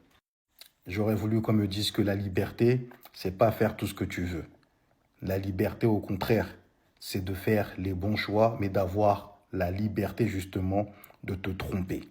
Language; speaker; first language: French; native; French